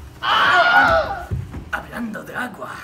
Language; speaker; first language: Spanish; non-native, learner; Swedish